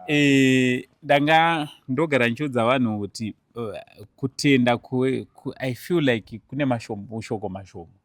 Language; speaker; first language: Shona; native; Shona